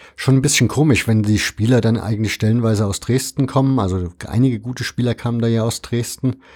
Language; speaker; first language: German; native; German